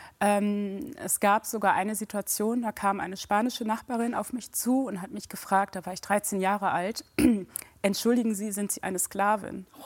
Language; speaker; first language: German; early bilingual, other home language; Dyula